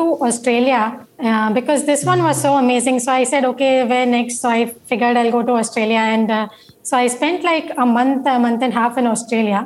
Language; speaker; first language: English; non-native, local second language; Marathi